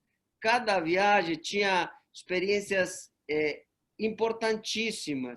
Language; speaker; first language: Portuguese; non-native, fluent; Spanish